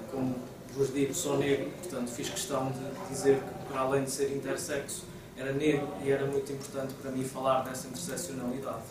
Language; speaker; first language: Portuguese; native; Portuguese